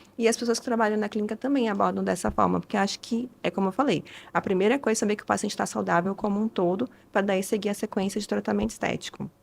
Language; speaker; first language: Portuguese; early bilingual, other home language; Spanish